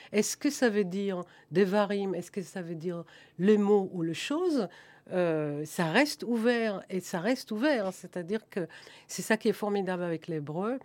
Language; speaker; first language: French; non-native, fluent; German